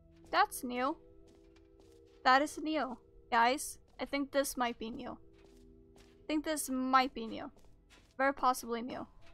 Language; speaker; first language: English; non-native, fluent; Swedish